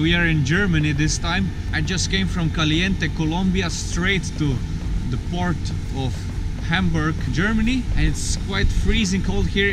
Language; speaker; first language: English; non-native, fluent; Slovenian